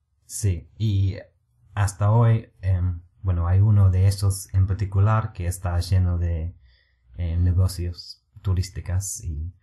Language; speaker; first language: Spanish; non-native, fluent; English